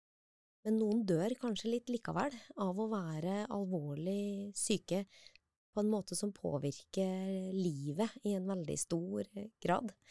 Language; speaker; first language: Norwegian; native; Norwegian